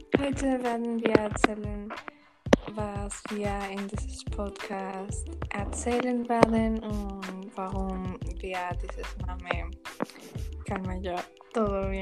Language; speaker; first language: German; non-native, learner; Spanish